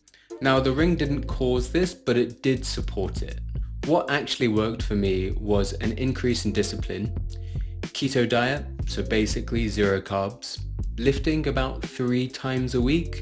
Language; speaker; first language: English; native; English